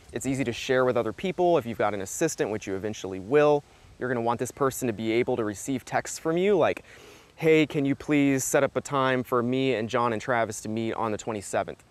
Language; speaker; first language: English; native; English